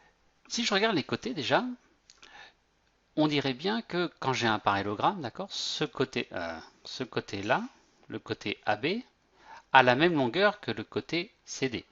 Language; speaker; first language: French; native; French